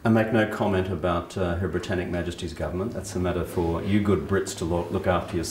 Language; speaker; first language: English; native; English